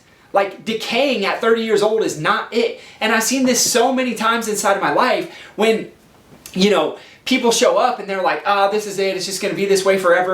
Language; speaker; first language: English; native; English